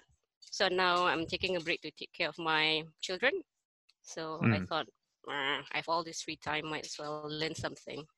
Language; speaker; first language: English; non-native, local second language; Malay